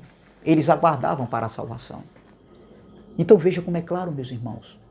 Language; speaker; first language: Portuguese; native; Portuguese